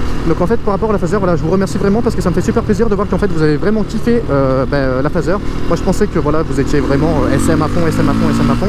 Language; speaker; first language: French; native; French